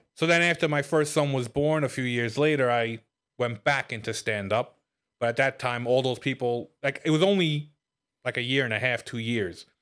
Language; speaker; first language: English; native; English